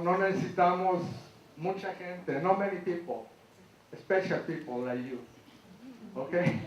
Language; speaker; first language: English; non-native, local second language; Spanish